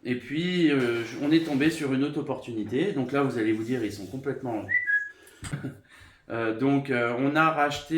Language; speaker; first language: French; native; French